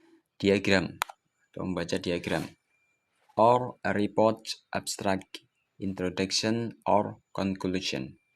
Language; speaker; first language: English; non-native, learner; Indonesian